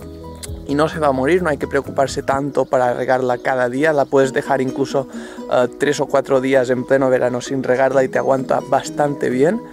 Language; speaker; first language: Spanish; native; Spanish